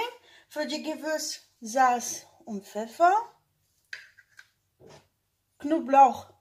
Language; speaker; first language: German; non-native, learner; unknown